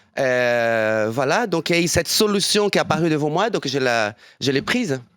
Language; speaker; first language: French; non-native, fluent; Portuguese